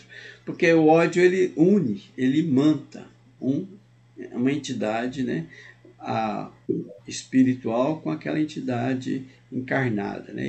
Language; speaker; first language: Portuguese; native; Portuguese